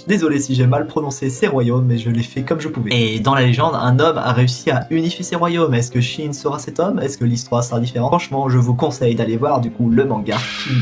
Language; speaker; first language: French; native; French